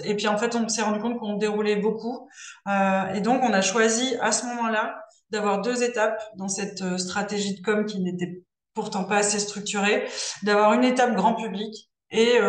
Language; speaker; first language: French; native; French